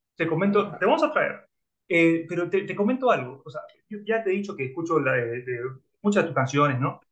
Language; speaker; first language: Spanish; native; Spanish